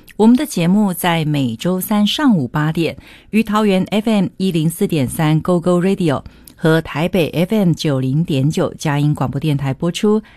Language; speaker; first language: Chinese; native; Chinese